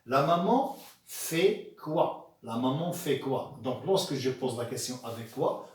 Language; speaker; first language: French; non-native, local second language; Arabic